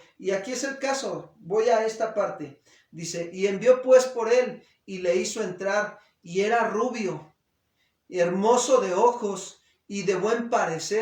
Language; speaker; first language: Spanish; native; Spanish